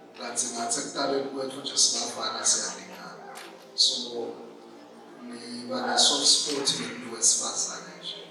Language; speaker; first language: Zulu; non-native, local second language; Swati